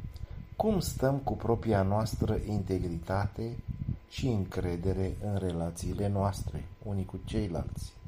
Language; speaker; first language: Romanian; native; Romanian